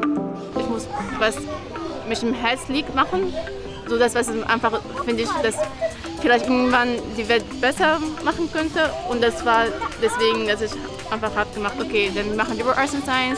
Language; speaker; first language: German; non-native, learner; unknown